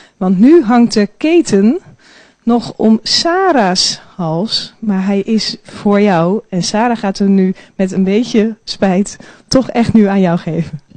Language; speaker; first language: Dutch; native; Dutch